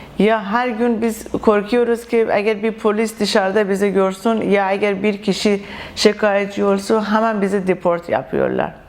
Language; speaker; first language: Turkish; non-native, learner; Persian